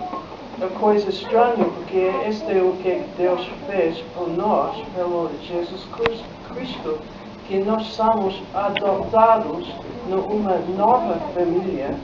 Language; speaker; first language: Portuguese; non-native, fluent; English